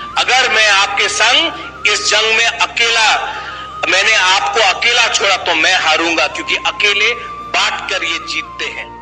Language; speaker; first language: Hindi; non-native, local second language; Kok Borok